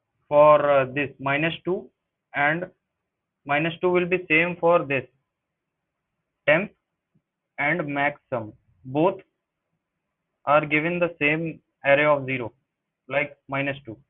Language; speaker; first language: English; non-native, local second language; Hindi